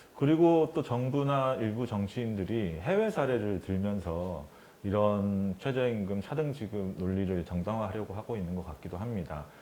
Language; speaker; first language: Korean; native; Korean